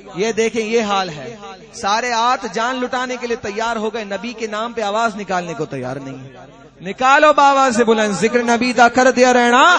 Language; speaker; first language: Urdu; non-native, local second language; Punjabi